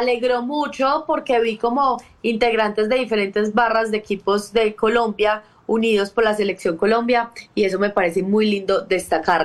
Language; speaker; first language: Spanish; native; Spanish